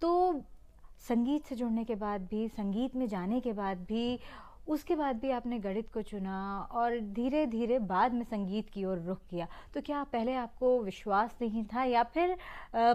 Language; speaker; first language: Hindi; native; Hindi